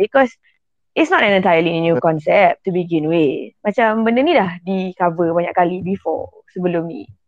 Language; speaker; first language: English; non-native, local second language; Malay